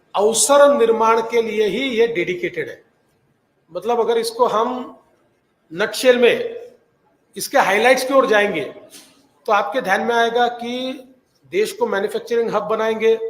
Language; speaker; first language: Hindi; non-native, local second language; Marathi